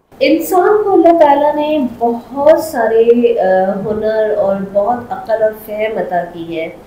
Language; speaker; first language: Urdu; non-native, local second language; Sindhi